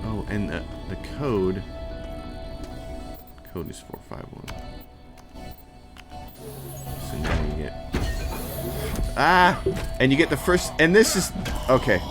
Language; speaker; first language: English; native; English